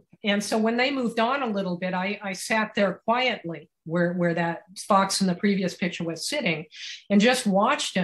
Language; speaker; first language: English; native; English